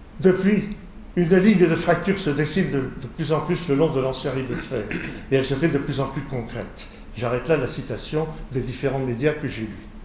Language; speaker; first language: French; native; French